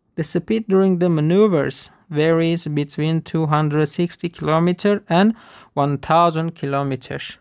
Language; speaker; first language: English; non-native, fluent; Turkish